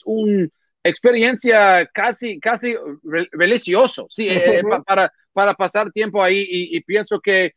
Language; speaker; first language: Spanish; non-native, learner; English